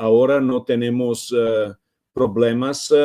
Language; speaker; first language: Spanish; non-native, fluent; Italian